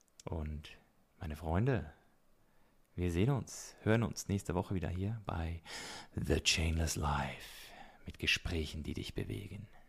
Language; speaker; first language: German; native; German